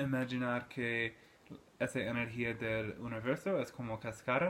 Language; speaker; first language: Spanish; non-native, learner; English